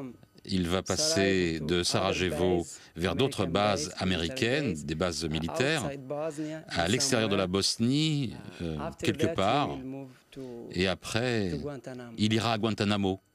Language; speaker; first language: French; non-native, local second language; Arabic